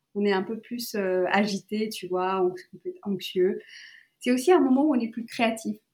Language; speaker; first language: French; early bilingual, other home language; Sinhala